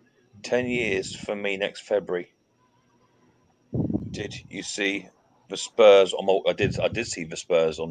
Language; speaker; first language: English; native; English